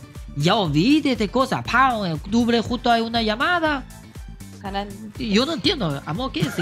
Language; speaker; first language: Spanish; non-native, learner; Chinese